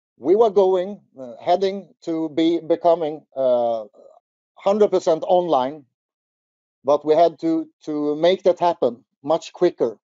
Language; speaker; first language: English; non-native, fluent; Swedish